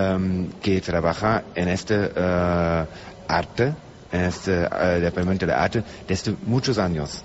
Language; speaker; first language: Spanish; non-native, learner; German